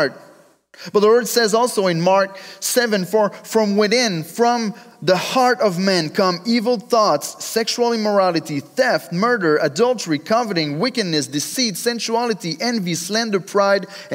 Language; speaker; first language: English; non-native, fluent; French